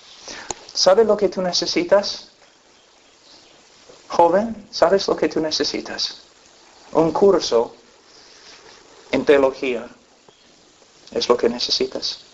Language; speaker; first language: Spanish; non-native, fluent; English